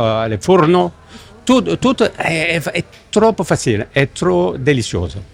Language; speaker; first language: Italian; non-native, learner; English